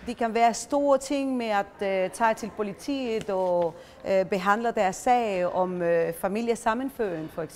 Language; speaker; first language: Danish; non-native, fluent; Spanish